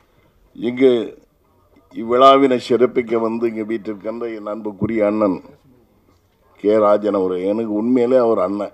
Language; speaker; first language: Tamil; native; Tamil